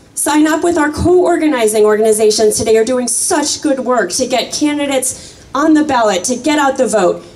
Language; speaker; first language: English; native; English